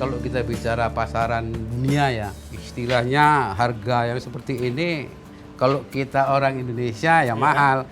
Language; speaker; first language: Indonesian; native; Indonesian